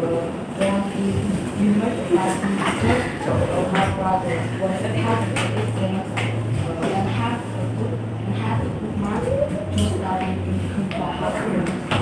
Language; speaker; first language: English; non-native, learner; Vietnamese